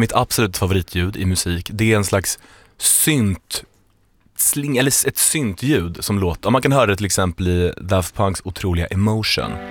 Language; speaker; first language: Swedish; native; Swedish